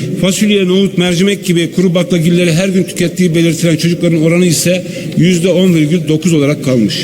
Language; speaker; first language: Turkish; native; Turkish